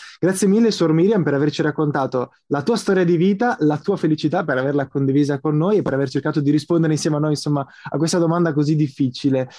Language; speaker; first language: Italian; native; Italian